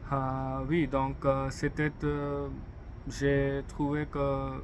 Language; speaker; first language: French; non-native, learner; English